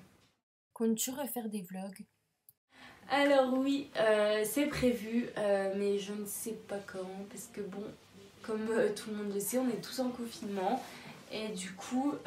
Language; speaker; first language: French; native; French